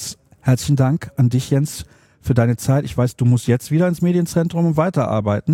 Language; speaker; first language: German; native; German